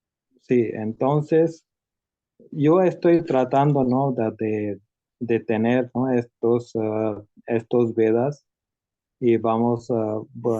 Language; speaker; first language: Spanish; non-native, learner; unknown